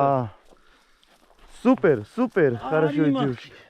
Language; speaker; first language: Russian; non-native, learner; Georgian